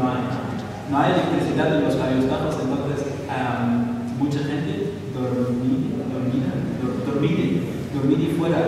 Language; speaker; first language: Spanish; non-native, learner; Arabic